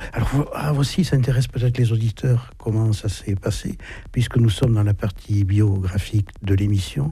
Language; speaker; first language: French; native; French